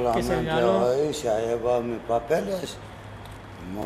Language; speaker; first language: Spanish; non-native, learner; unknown